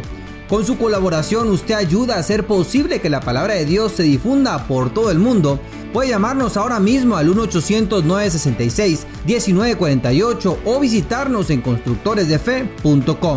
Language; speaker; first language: Spanish; native; Spanish